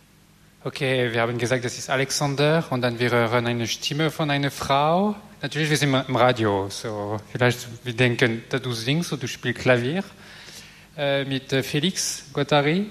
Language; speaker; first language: German; non-native, local second language; French